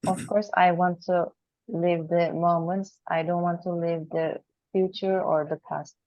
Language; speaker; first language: English; non-native, learner; Turkish